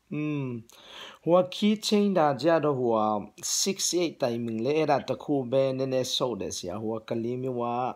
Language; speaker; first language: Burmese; non-native, local second language; Tedim Chin